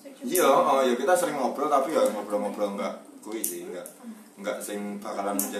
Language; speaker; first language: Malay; non-native, local second language; Javanese